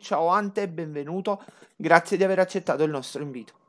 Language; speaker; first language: Italian; native; Italian